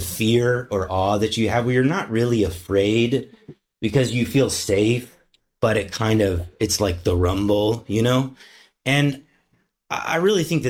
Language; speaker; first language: English; native; English